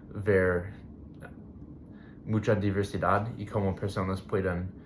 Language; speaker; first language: Spanish; non-native, learner; English